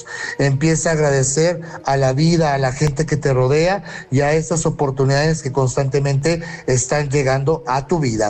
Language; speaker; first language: Spanish; native; Spanish